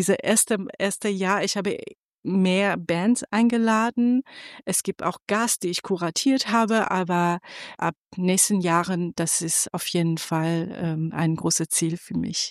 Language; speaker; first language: German; non-native, fluent; Persian